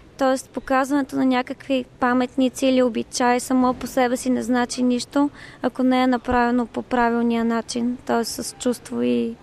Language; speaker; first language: Bulgarian; native; Bulgarian